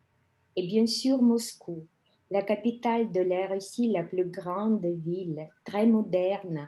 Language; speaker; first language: French; non-native, fluent; Russian